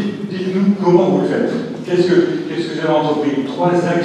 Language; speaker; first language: French; native; French